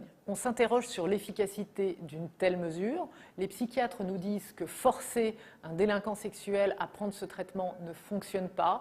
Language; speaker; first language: French; native; French